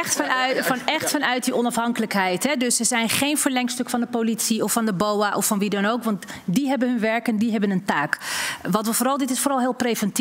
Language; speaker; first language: Dutch; native; Dutch